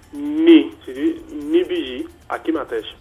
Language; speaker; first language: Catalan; non-native, fluent; Yoruba